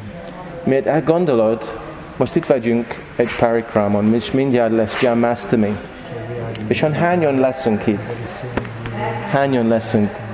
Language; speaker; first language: Hungarian; non-native, learner; English